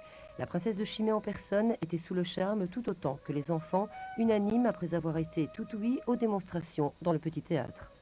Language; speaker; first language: French; native; French